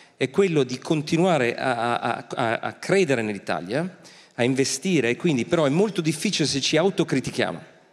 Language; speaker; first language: Italian; non-native, fluent; German